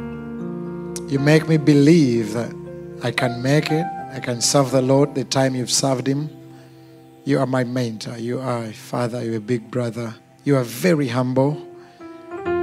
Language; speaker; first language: English; non-native, local second language; Ganda